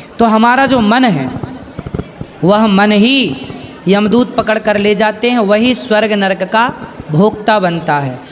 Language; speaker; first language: Hindi; native; Hindi